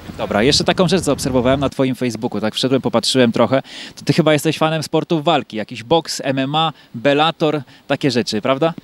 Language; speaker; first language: Polish; native; Polish